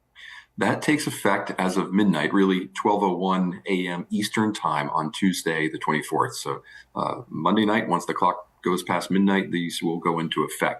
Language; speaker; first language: English; native; English